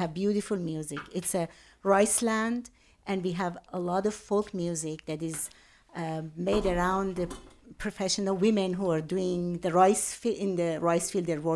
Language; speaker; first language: English; non-native, fluent; Persian